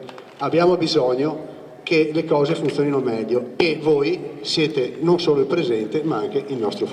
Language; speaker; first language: Italian; native; Italian